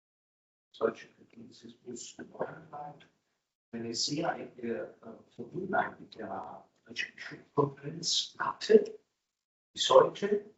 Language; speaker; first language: German; non-native, fluent; Italian